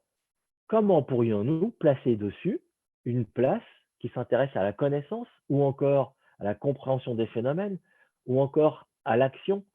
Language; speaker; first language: French; native; French